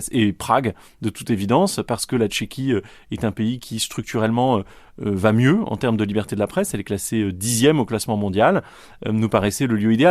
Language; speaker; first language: French; native; French